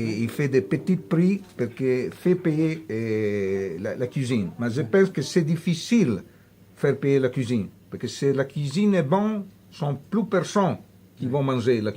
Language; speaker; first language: French; non-native, fluent; Italian